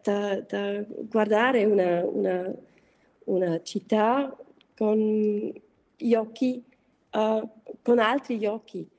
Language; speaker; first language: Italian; non-native, learner; German